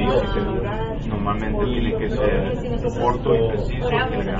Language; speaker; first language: Spanish; non-native, learner; English